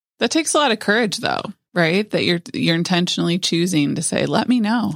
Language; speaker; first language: English; native; English